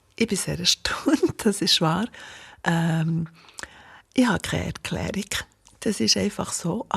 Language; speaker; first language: German; non-native, local second language; French